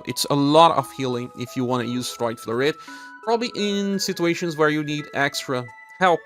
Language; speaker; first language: English; non-native, fluent; Portuguese